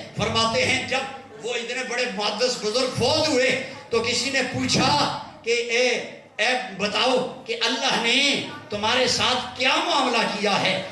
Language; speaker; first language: Urdu; non-native, local second language; Punjabi